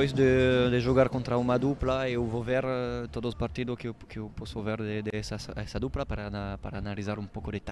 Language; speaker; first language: Portuguese; non-native, learner; Italian